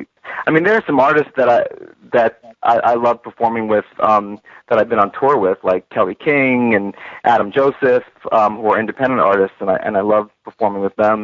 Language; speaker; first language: English; native; English